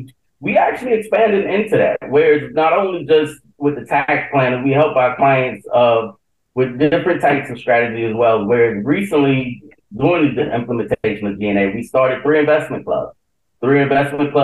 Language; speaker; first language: English; native; English